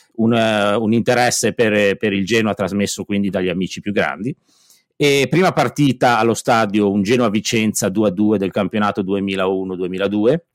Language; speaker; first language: Italian; native; Italian